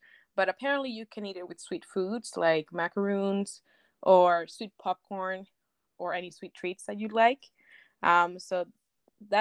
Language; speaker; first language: English; non-native, fluent; Spanish